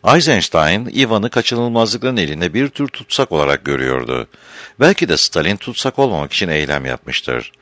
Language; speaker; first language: Turkish; native; Turkish